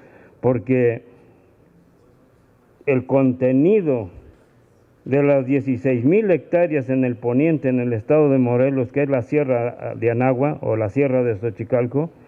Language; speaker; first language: Spanish; native; Spanish